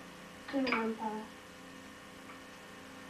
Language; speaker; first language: French; non-native, learner; English